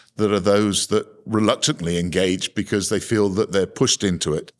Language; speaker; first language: English; native; English